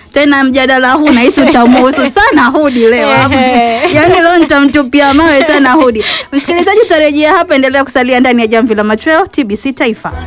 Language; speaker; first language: Swahili; native; Swahili